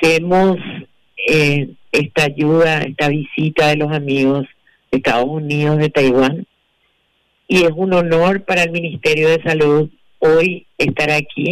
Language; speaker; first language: Spanish; native; Spanish